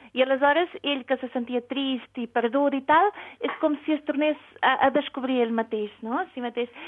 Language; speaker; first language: Catalan; non-native, fluent; Portuguese